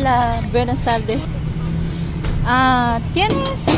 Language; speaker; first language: Spanish; non-native, learner; Filipino